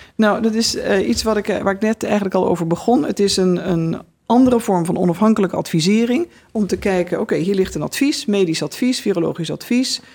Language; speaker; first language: Dutch; native; Dutch